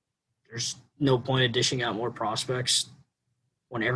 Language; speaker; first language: English; native; English